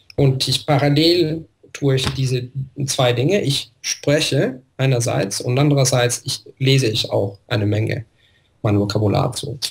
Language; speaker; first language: German; non-native, fluent; Italian